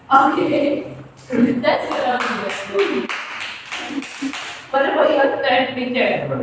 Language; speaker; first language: English; non-native, fluent; Indonesian